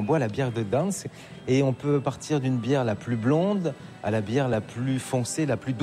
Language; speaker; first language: French; native; French